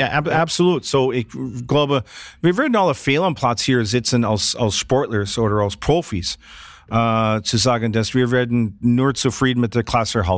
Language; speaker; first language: German; non-native, fluent; English